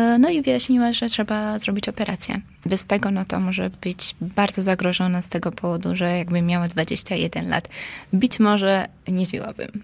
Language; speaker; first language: Polish; non-native, fluent; Georgian